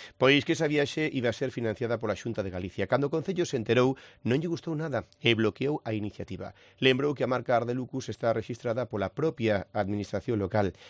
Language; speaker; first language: Galician; native; Galician